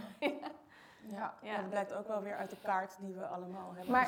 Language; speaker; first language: Dutch; native; Dutch